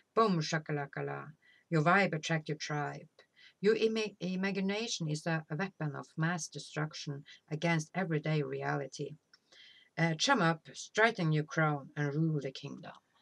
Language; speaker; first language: English; non-native, fluent; Norwegian